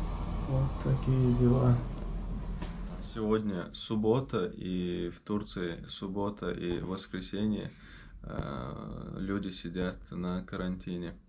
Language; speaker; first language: Russian; non-native, local second language; Chechen